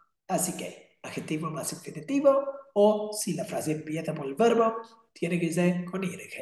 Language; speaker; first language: Spanish; non-native, fluent; English